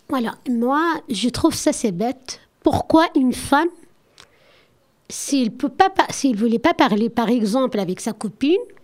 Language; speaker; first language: French; non-native, learner; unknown